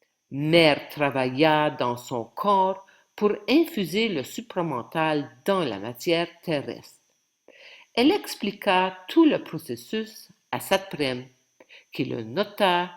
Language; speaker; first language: French; native; French